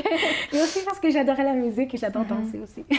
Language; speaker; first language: French; non-native, fluent; Arabic